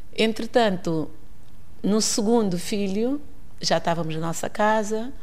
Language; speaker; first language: Portuguese; non-native, local second language; Kabuverdianu